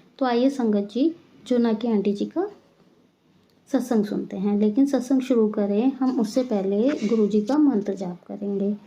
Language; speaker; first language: Hindi; native; Hindi